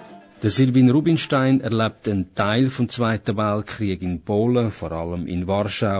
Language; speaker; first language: German; native; German